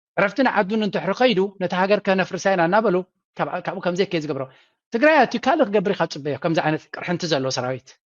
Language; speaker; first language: Tigrinya; native; Tigrinya